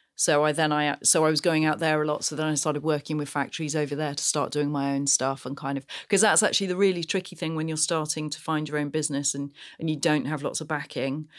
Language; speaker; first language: English; native; English